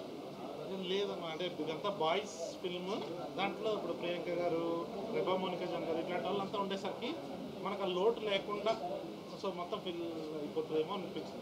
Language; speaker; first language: Telugu; native; Telugu